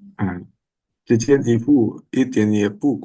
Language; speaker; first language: Chinese; non-native, learner; Indonesian